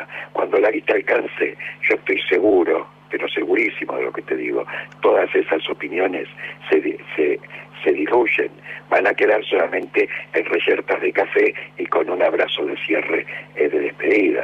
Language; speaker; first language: Spanish; native; Spanish